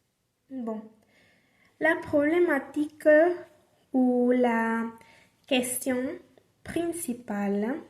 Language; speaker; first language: French; non-native, learner; Spanish